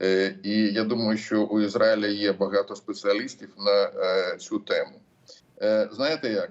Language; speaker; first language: Ukrainian; non-native, local second language; Russian